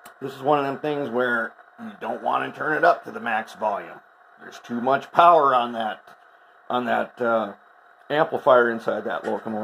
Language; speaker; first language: English; native; English